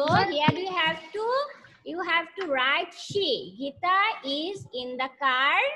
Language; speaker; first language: English; non-native, learner; Bangla